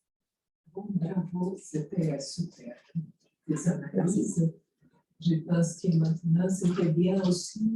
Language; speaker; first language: French; non-native, fluent; Portuguese